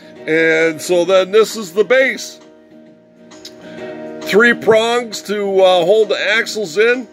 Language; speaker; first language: English; native; English